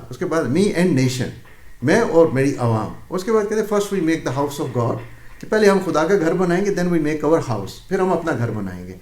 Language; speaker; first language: Urdu; non-native, local second language; Punjabi